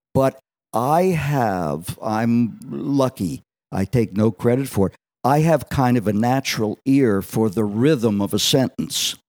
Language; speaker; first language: English; native; English